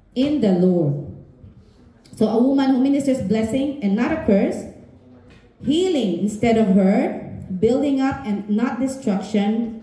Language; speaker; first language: English; non-native, local second language; Filipino